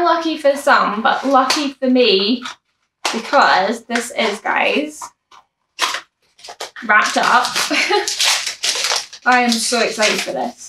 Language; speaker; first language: English; native; English